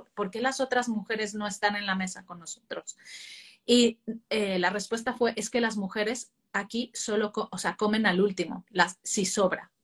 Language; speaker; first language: Spanish; native; Spanish